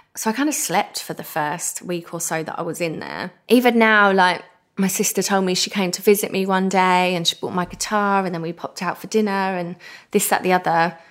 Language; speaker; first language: English; native; English